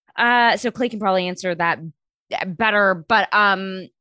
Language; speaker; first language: English; native; English